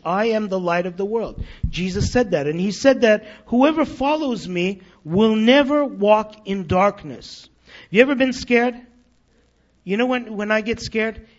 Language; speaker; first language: English; native; English